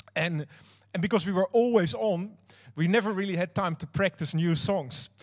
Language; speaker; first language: English; non-native, fluent; Dutch